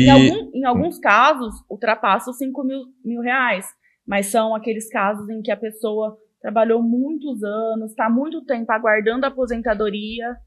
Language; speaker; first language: Portuguese; native; Portuguese